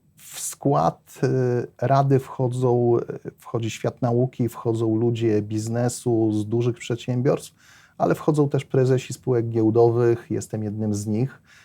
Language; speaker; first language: Polish; native; Polish